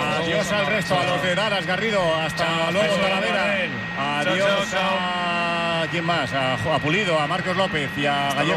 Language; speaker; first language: Spanish; native; Spanish